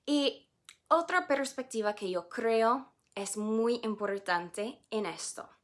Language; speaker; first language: Spanish; non-native, fluent; English